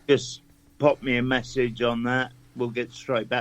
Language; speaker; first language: English; native; English